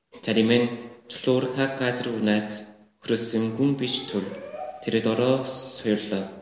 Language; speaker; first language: Mongolian; non-native, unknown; Korean